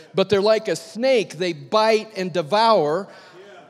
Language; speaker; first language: English; native; English